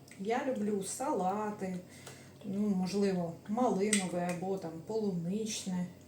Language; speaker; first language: Ukrainian; native; Ukrainian